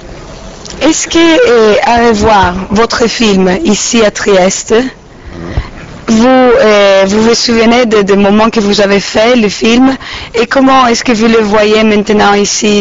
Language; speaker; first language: French; non-native, learner; Italian